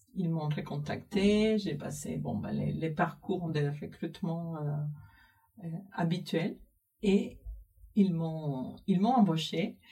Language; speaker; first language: French; non-native, fluent; Spanish